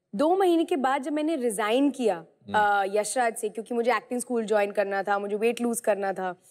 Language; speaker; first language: Hindi; native; Hindi